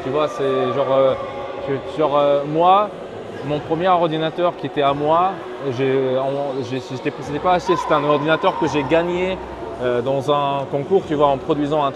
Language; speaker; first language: French; native; French